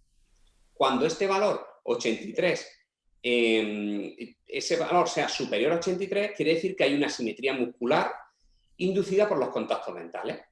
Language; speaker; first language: Spanish; native; Spanish